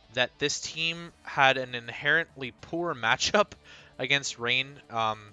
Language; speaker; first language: English; native; English